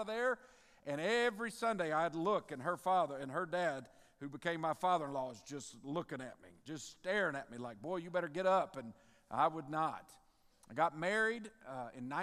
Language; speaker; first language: English; native; English